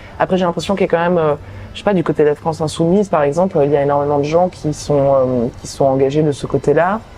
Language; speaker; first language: French; native; French